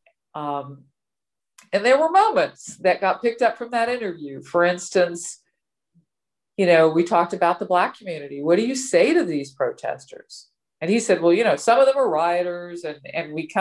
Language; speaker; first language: English; native; English